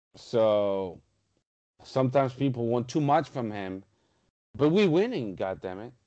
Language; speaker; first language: English; non-native, fluent; Portuguese